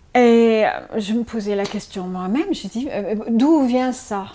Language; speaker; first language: French; non-native, fluent; English